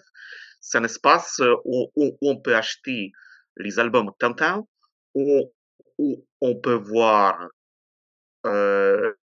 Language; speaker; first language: French; non-native, fluent; Ukrainian